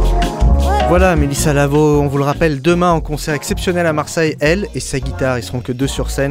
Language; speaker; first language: French; native; French